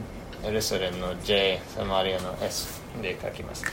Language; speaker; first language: Japanese; non-native, fluent; English